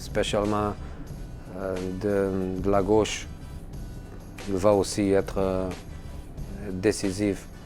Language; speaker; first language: French; non-native, fluent; Portuguese